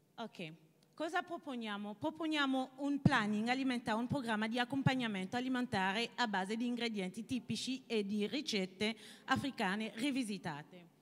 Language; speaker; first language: Italian; non-native, fluent; French